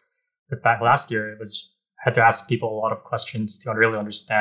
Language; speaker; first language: English; non-native, local second language; Filipino